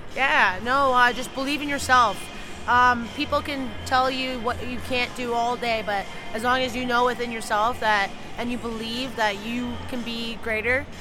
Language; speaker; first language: English; native; English